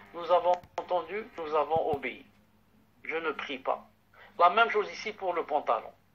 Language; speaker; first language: French; non-native, local second language; Arabic